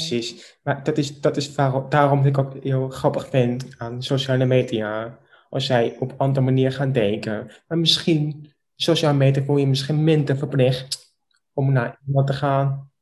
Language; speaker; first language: Dutch; non-native, local second language; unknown